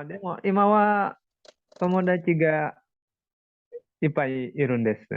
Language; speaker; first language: Japanese; non-native, learner; Indonesian